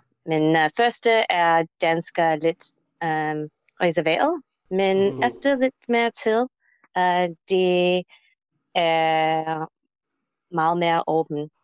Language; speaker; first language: Danish; non-native, learner; English